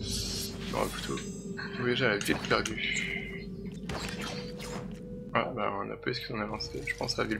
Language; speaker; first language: French; native; French